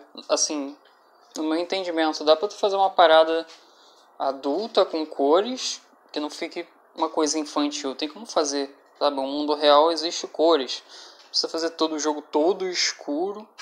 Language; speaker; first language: Portuguese; native; Portuguese